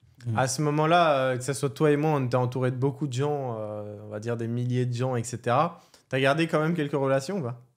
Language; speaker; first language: French; native; French